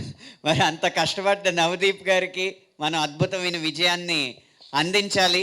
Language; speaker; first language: Telugu; native; Telugu